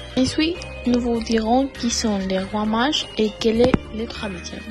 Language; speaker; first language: French; non-native, learner; Russian